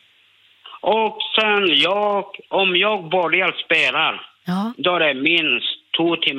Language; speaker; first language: Swedish; non-native, learner; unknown